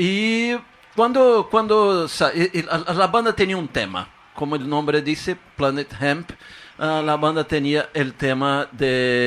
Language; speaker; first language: Spanish; non-native, fluent; Portuguese